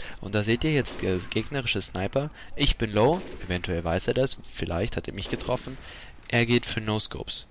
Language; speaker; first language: German; native; German